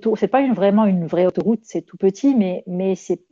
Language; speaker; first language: French; non-native, local second language; Arabic